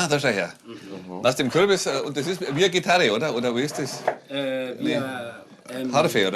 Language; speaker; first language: German; native; German